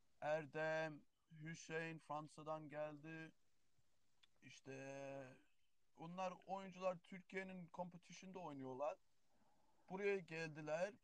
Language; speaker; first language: Turkish; early bilingual, heritage; Turkish